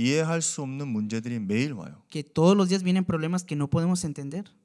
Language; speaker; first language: Spanish; non-native, learner; Korean